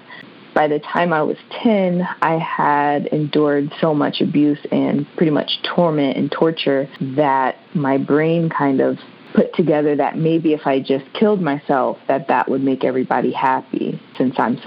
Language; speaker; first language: English; native; English